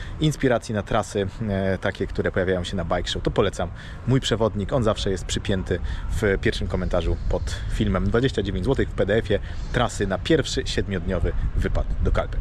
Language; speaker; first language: Polish; native; Polish